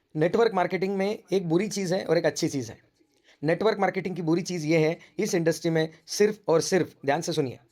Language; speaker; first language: Hindi; non-native, local second language; Marathi